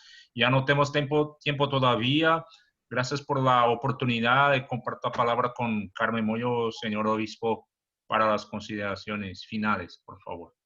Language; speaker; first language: Spanish; non-native, learner; Portuguese